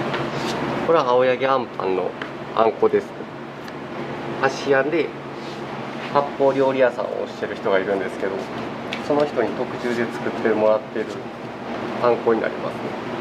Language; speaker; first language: Japanese; native; Japanese